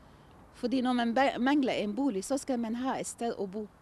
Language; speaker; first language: Danish; non-native, fluent; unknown